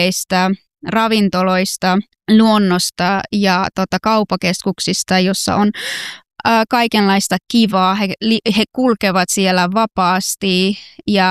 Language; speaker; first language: Finnish; non-native, fluent; Persian